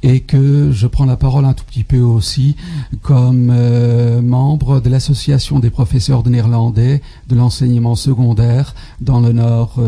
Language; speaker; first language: French; non-native, fluent; Dutch